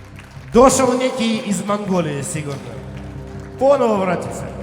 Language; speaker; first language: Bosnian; non-native, learner; Russian